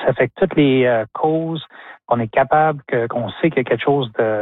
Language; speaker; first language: French; native; French